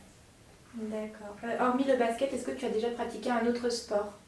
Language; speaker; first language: French; native; French